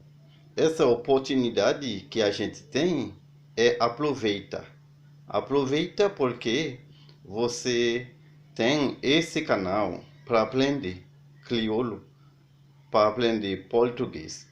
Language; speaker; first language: Portuguese; non-native, learner; Haitian Creole